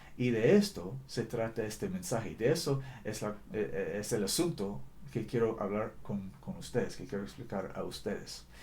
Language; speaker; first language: Spanish; non-native, fluent; English